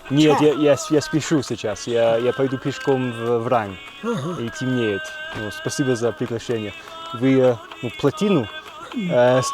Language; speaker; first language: Russian; non-native, learner; English